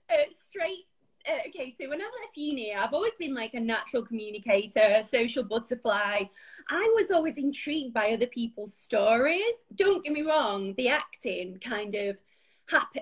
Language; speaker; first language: English; native; English